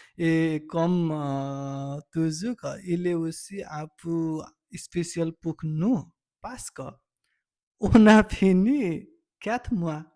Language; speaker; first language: French; non-native, learner; Nepali